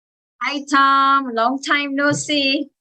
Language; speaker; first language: English; non-native, fluent; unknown